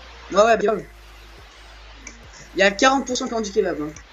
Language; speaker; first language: French; native; French